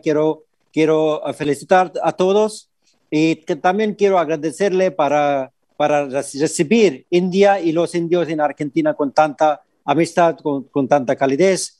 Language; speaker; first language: Spanish; non-native, fluent; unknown